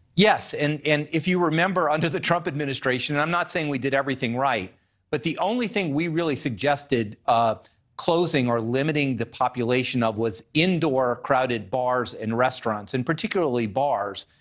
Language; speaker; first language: English; native; English